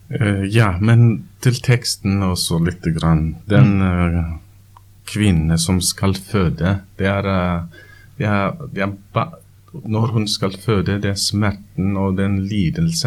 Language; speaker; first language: Norwegian; non-native, learner; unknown